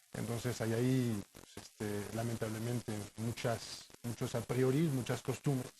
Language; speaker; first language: Spanish; non-native, fluent; French